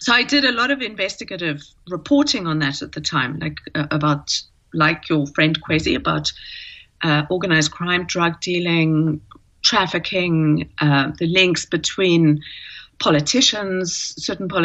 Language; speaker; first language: English; native; English